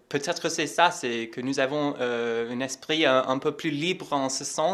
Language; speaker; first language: French; non-native, fluent; English